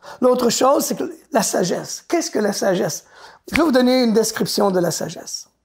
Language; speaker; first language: French; native; French